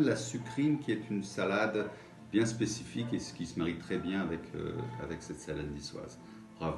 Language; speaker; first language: French; non-native, learner; Portuguese